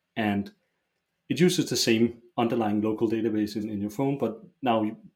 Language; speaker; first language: English; non-native, fluent; Danish